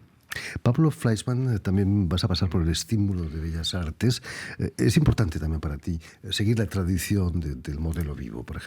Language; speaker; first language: Spanish; native; Spanish